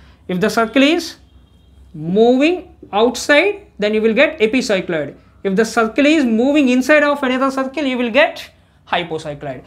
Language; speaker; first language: English; non-native, local second language; Telugu